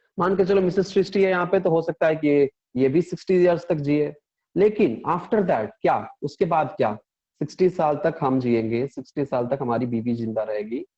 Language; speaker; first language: Hindi; non-native, local second language; Punjabi